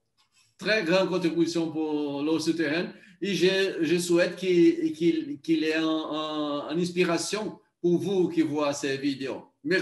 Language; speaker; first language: French; non-native, learner; Portuguese